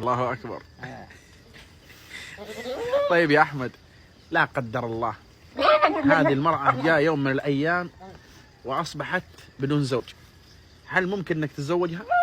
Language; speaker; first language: Arabic; native; Arabic